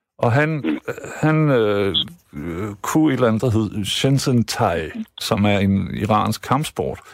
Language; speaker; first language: Danish; native; Danish